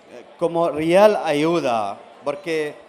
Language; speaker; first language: Spanish; non-native, learner; Arabic